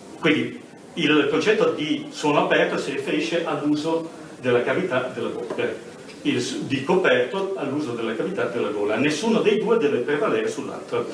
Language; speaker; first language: Italian; non-native, fluent; Spanish